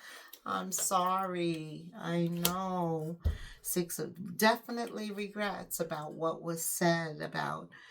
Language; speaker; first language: English; native; English